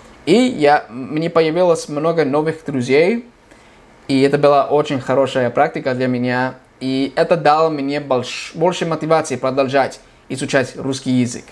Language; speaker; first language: Russian; non-native, fluent; English